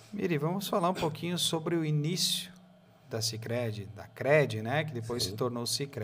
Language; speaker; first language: Portuguese; native; Portuguese